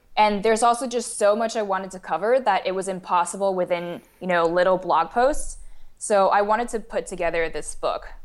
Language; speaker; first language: English; non-native, fluent; Chinese